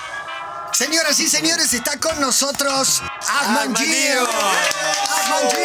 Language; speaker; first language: Spanish; native; Spanish